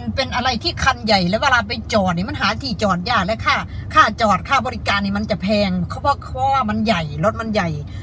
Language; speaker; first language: Thai; native; Thai